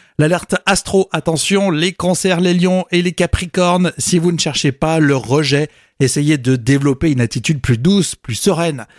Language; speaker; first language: French; native; French